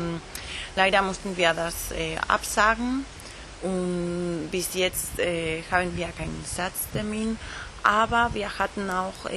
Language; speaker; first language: German; non-native, fluent; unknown